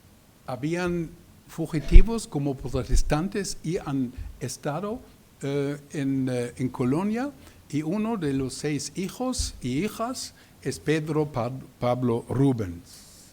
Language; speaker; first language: Spanish; non-native, learner; German